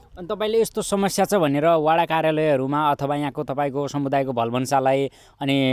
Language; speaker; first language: Nepali; native; Nepali